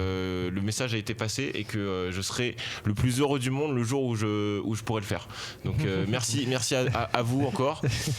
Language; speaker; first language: French; native; French